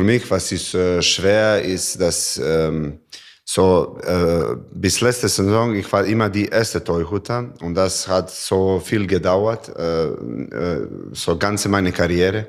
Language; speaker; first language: German; non-native, learner; Serbian